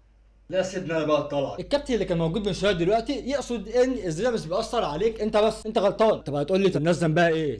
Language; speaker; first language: Arabic; native; Arabic